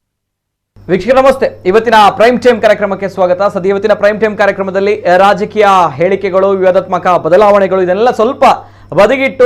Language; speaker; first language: Kannada; native; Kannada